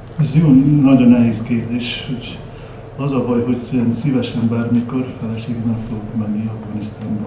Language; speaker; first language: Hungarian; non-native, learner; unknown